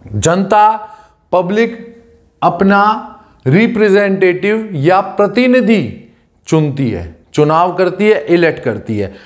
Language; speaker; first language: Hindi; native; Hindi